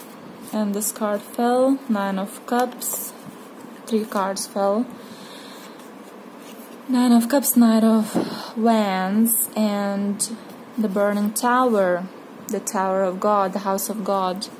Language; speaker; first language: English; non-native, fluent; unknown